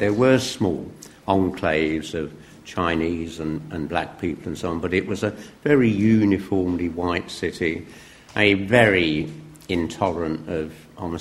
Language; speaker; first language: English; native; English